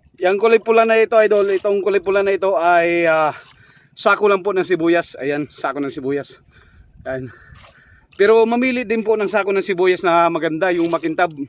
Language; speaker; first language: Filipino; native; Filipino